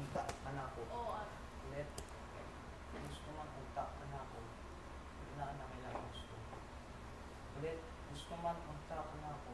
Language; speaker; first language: Cebuano; non-native, learner; Filipino